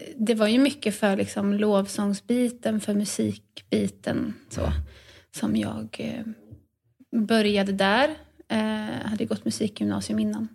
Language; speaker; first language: Swedish; native; Swedish